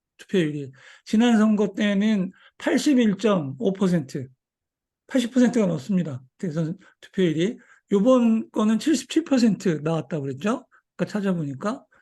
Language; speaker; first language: Korean; native; Korean